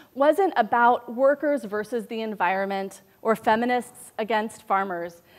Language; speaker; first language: English; native; English